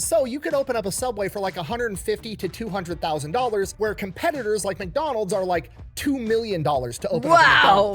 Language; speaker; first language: English; native; English